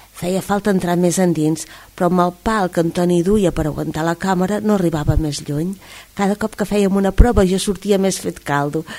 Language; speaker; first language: Catalan; native; Catalan